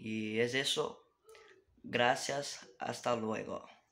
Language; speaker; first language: Spanish; non-native, fluent; Portuguese